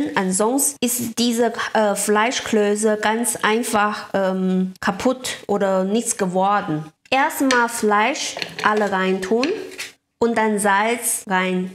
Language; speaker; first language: German; non-native, learner; Chinese